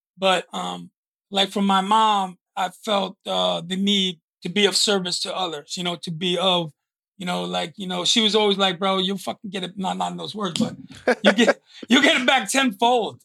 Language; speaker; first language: English; native; English